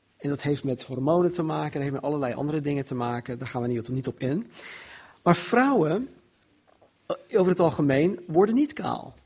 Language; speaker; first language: Dutch; non-native, fluent; English